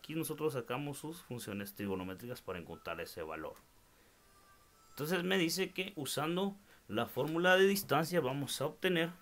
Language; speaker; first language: Spanish; native; Spanish